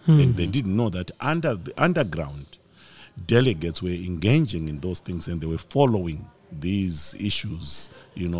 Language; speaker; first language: English; non-native, local second language; Shona